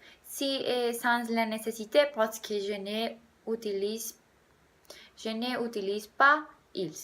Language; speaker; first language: French; non-native, learner; Spanish